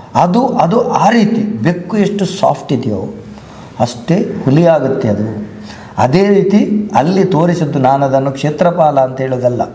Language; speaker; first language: Kannada; non-native, local second language; Tulu